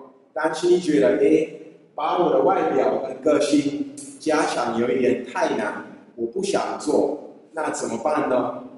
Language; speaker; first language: Chinese; non-native, fluent; English